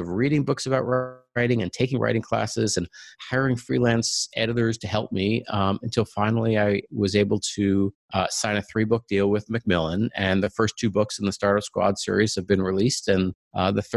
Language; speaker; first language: English; native; English